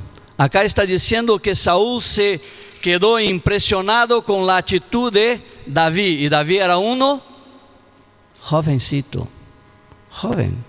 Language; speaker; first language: Spanish; non-native, learner; Portuguese